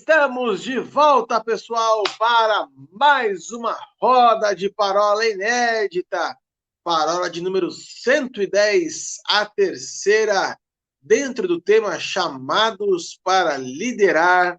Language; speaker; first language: Portuguese; native; Portuguese